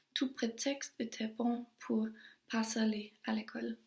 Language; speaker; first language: French; non-native, learner; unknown